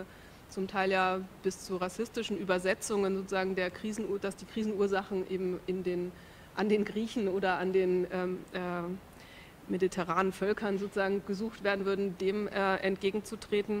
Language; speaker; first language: German; native; German